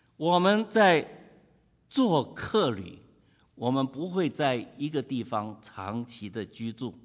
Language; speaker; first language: Chinese; native; Chinese